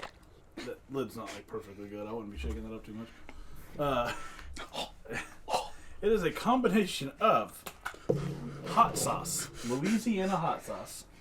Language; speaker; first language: English; native; English